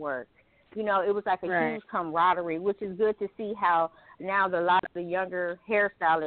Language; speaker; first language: English; native; English